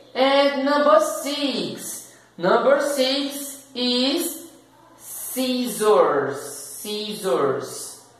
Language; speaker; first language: English; non-native, learner; Portuguese